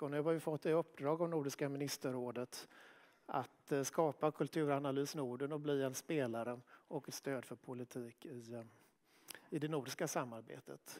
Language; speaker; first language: Swedish; native; Swedish